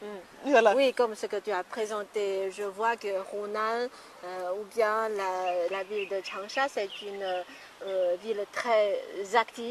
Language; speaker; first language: French; non-native, fluent; Chinese